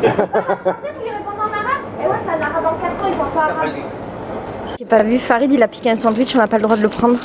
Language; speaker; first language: French; native; French